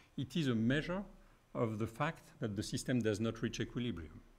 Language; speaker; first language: English; non-native, fluent; French